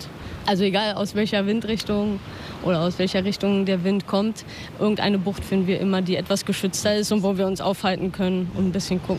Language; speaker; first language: German; native; German